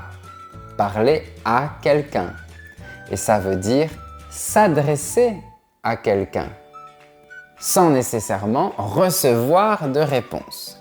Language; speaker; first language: French; native; French